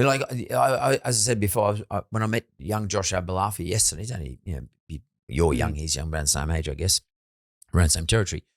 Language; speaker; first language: English; native; English